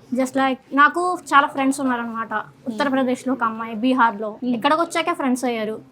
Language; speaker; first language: Telugu; native; Telugu